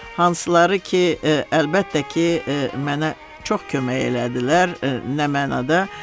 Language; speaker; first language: Azerbaijani; non-native, local second language; Russian